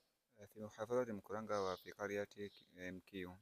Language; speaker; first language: Arabic; non-native, learner; Swahili